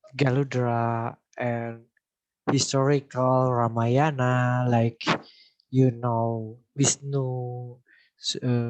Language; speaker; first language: English; non-native, learner; Indonesian